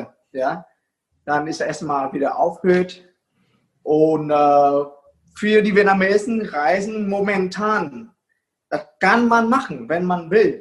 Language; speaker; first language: German; non-native, fluent; Vietnamese